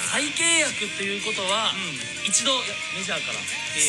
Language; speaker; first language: Japanese; native; Japanese